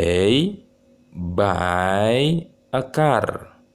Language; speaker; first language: English; non-native, learner; Indonesian